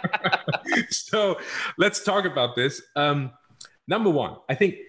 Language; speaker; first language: English; non-native, fluent; German